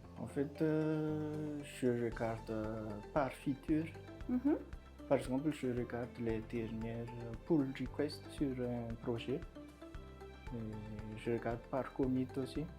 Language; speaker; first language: French; non-native, local second language; Malagasy